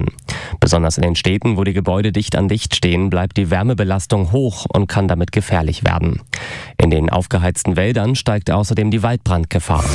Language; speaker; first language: German; native; German